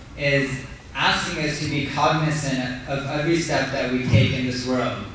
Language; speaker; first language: English; native; English